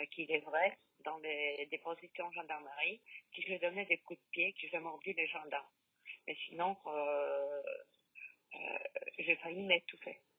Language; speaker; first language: French; non-native, learner; Polish